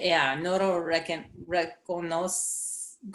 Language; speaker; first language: Spanish; non-native, learner; English